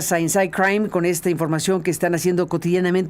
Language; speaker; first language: Spanish; native; Spanish